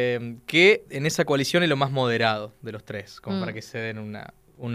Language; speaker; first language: Spanish; native; Spanish